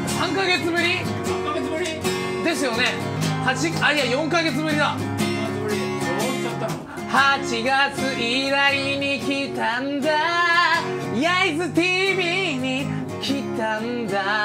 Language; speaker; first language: Japanese; native; Japanese